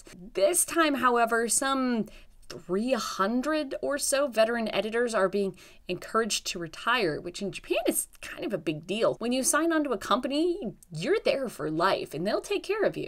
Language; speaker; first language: English; native; English